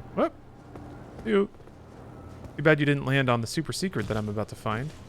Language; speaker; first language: English; native; English